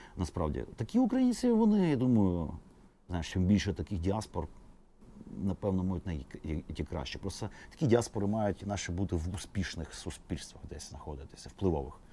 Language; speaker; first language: Ukrainian; native; Ukrainian